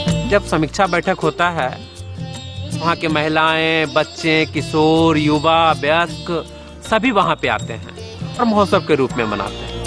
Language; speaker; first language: Hindi; non-native, local second language; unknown